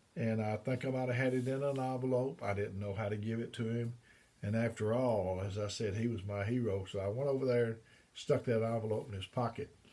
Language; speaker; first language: English; native; English